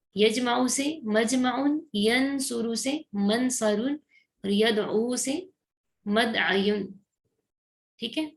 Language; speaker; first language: Urdu; native; Urdu